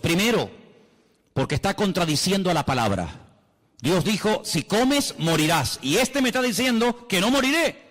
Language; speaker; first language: Spanish; native; Spanish